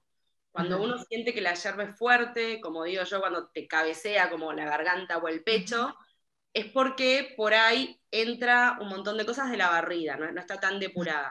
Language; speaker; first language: Spanish; native; Spanish